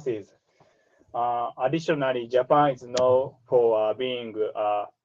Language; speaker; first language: English; non-native, learner; Japanese